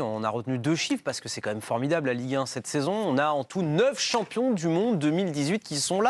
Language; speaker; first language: French; native; French